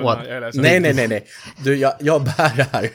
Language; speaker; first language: Swedish; native; Swedish